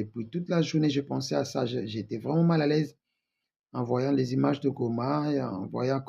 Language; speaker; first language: French; non-native, local second language; Lingala